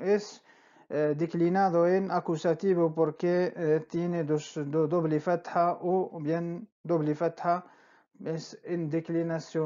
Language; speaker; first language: Spanish; non-native, fluent; Arabic